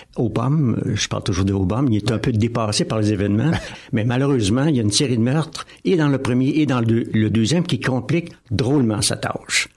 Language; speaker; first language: French; native; French